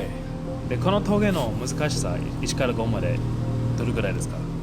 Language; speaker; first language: Japanese; non-native, fluent; English